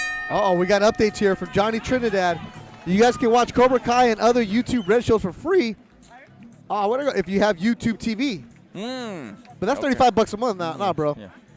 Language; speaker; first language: English; native; English